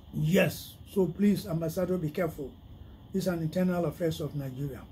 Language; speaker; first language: English; non-native, local second language; Yoruba